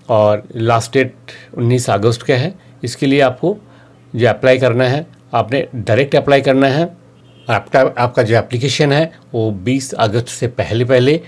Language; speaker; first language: Hindi; native; Hindi